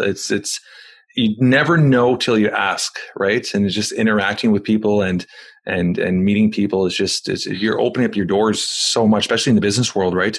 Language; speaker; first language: English; native; English